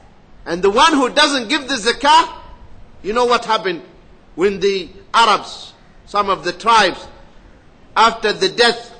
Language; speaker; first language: English; non-native, fluent; Arabic